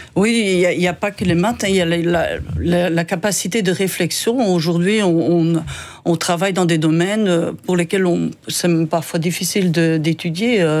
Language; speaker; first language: French; native; French